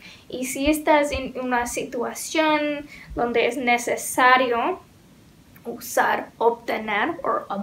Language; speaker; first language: Spanish; non-native, learner; English